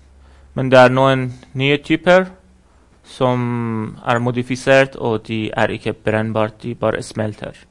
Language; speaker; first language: Norwegian; non-native, fluent; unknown